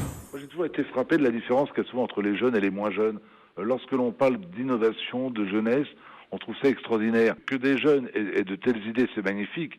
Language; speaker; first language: French; native; French